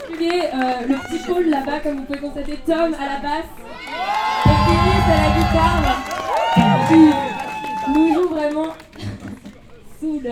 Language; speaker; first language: French; native; French